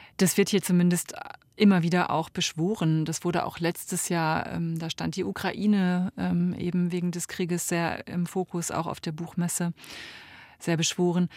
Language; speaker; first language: German; native; German